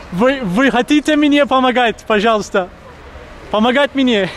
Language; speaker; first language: Russian; non-native, learner; Turkish